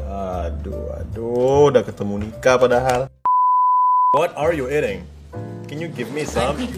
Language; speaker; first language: English; non-native, fluent; Indonesian